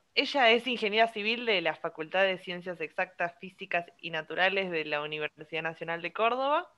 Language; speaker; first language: Spanish; native; Spanish